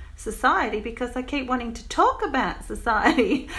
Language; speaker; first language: English; native; English